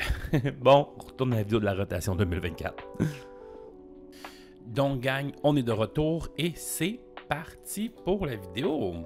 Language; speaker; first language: French; native; French